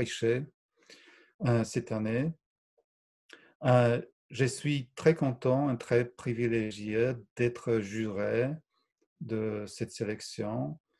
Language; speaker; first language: French; non-native, fluent; Polish